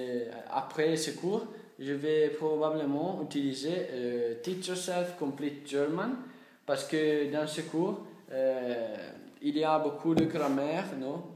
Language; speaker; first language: French; non-native, learner; Italian